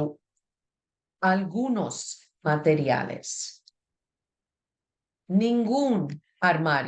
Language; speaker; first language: Spanish; non-native, fluent; English